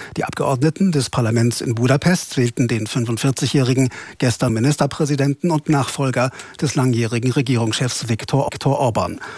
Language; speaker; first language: German; native; German